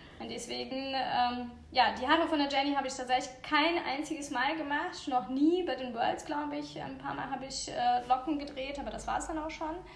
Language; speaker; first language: German; non-native, fluent; Russian